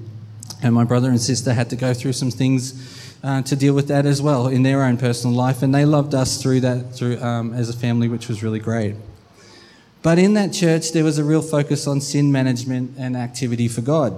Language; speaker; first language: English; native; English